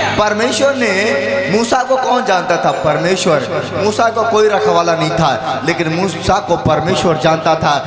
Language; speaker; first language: Hindi; native; Hindi